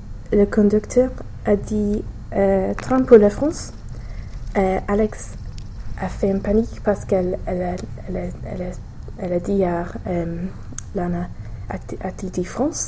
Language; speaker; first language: French; non-native, learner; English